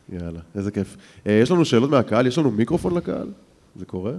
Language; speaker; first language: Hebrew; native; Hebrew